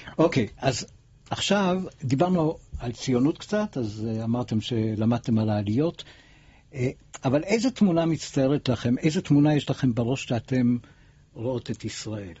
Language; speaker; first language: Hebrew; native; Hebrew